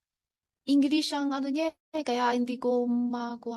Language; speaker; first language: Filipino; non-native, learner; Chinese